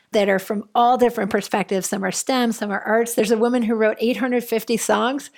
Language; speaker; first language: English; native; English